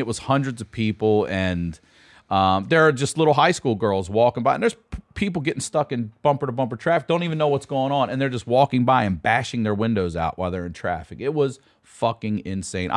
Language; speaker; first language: English; native; English